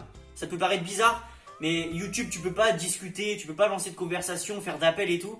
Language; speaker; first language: French; native; French